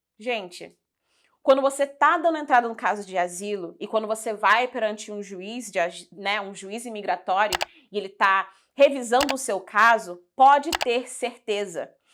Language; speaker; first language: Portuguese; early bilingual, heritage; Portuguese